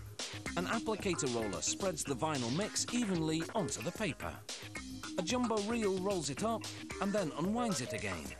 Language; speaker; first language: English; native; English